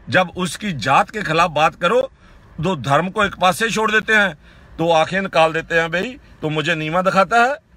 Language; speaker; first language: Hindi; non-native, local second language; Punjabi